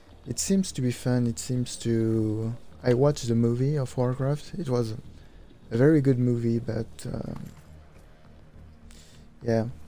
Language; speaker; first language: English; non-native, fluent; French